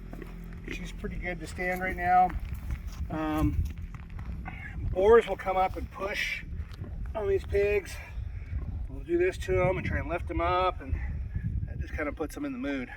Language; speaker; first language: English; native; English